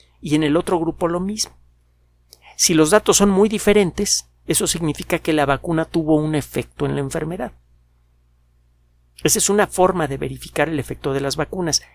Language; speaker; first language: Spanish; native; Spanish